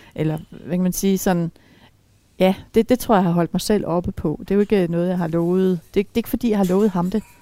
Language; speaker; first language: Danish; native; Danish